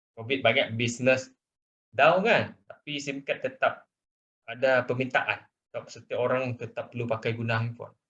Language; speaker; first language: Malay; non-native, local second language; Chinese